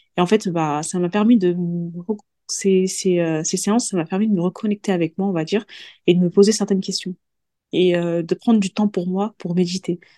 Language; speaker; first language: French; early bilingual, other home language; Mandingo